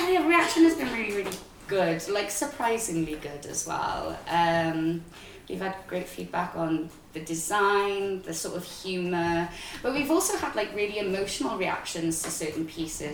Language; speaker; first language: English; native; English